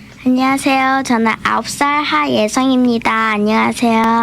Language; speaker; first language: Korean; early bilingual, heritage; Korean